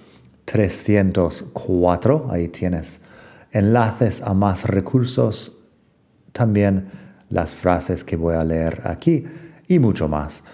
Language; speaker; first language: Spanish; non-native, fluent; English